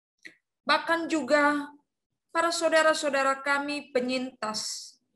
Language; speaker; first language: Indonesian; native; Indonesian